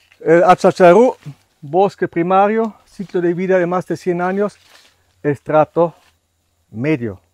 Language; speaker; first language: Spanish; non-native, fluent; German